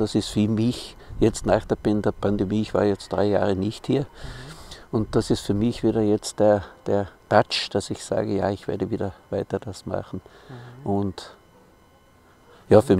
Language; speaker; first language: German; native; German